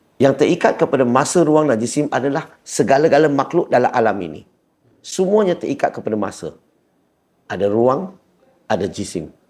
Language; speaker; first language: Malay; non-native, local second language; Chinese